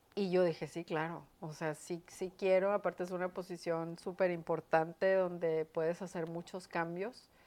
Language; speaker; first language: Spanish; native; Spanish